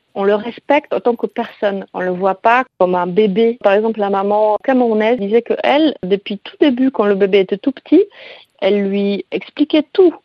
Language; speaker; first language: French; non-native, fluent; Polish